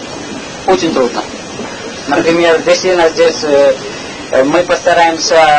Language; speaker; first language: Russian; non-native, learner; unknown